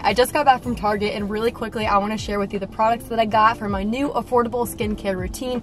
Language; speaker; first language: English; native; English